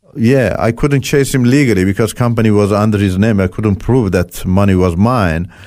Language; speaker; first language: English; non-native, fluent; Turkish